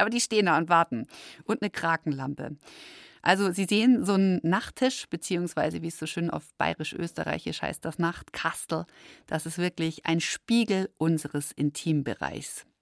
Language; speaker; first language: German; native; German